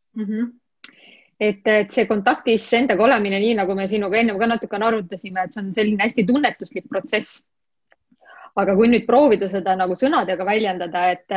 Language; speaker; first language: Estonian; non-native, local second language; Russian